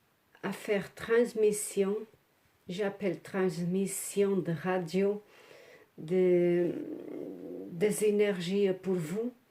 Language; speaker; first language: French; non-native, learner; Portuguese